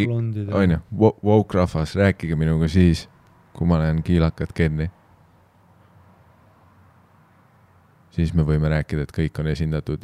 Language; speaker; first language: Estonian; native; Estonian